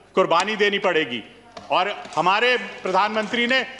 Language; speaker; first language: Hindi; native; Hindi